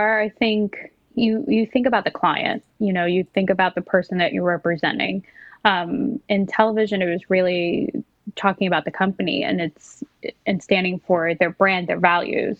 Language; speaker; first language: English; native; English